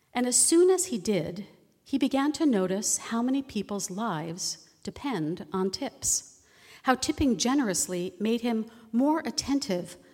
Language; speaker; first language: English; native; English